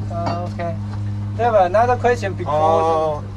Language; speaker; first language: English; non-native, learner; Chinese